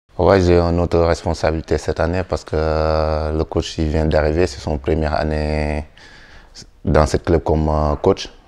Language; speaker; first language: French; non-native, local second language; Wolof